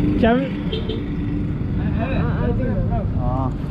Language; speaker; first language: English; non-native, learner; Turkish